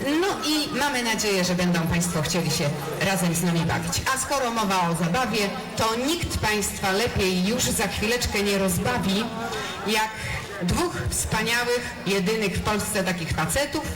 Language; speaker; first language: Polish; native; Polish